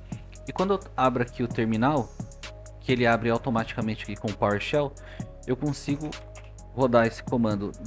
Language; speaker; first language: Portuguese; native; Portuguese